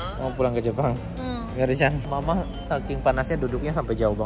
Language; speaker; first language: Indonesian; native; Indonesian